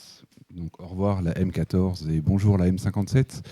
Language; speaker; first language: French; native; French